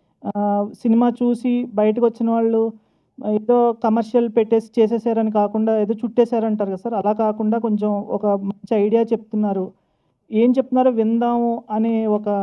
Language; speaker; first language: Telugu; native; Telugu